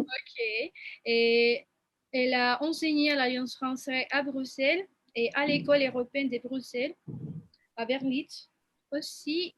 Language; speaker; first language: French; non-native, fluent; Spanish